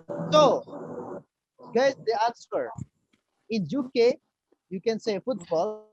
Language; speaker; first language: English; non-native, fluent; Indonesian